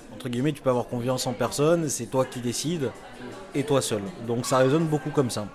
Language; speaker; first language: French; native; French